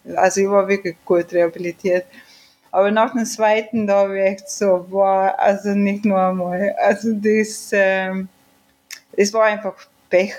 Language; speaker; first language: German; non-native, fluent; Swedish